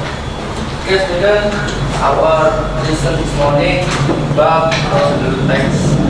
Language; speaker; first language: English; non-native, learner; Indonesian